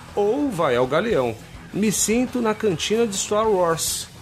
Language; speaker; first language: Portuguese; native; Portuguese